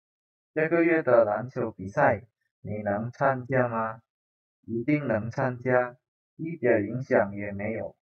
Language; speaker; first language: Chinese; non-native, fluent; Indonesian